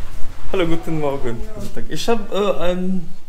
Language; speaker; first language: German; non-native, learner; Filipino